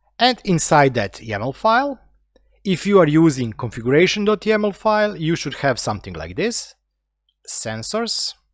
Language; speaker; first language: English; non-native, fluent; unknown